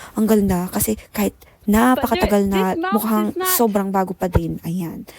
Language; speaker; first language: Filipino; non-native, local second language; Iloko